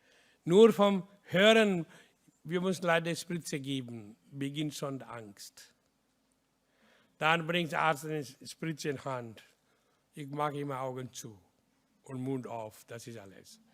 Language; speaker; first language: German; non-native, learner; Hindi